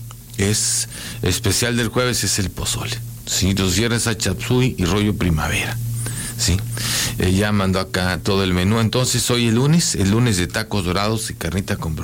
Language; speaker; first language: Spanish; native; Spanish